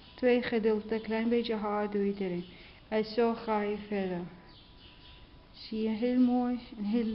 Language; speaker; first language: Dutch; non-native, learner; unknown